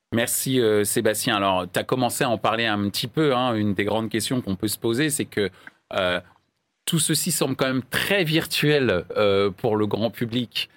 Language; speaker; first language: French; native; French